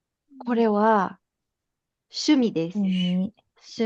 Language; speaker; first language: Japanese; non-native, fluent; Filipino